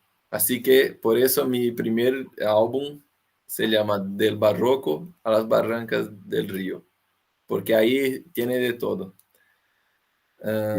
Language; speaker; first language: Spanish; non-native, fluent; Portuguese